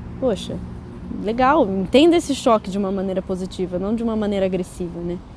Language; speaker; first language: Portuguese; native; Portuguese